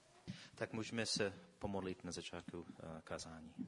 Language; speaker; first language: Czech; non-native, fluent; English